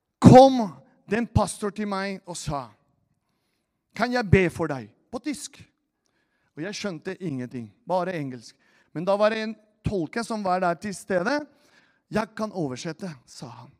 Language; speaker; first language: Norwegian; non-native, fluent; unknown